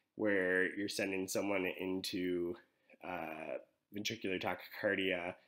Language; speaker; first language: English; native; English